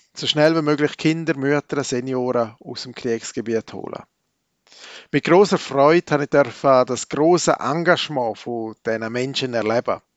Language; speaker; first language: German; native; German